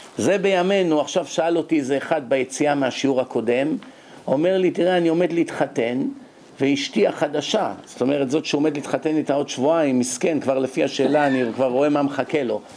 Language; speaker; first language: Hebrew; native; Hebrew